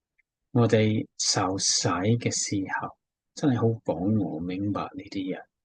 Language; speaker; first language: Cantonese; non-native, fluent; English